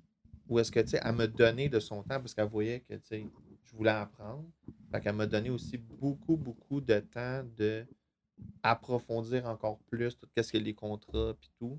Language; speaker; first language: French; native; French